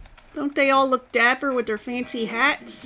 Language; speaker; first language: English; native; English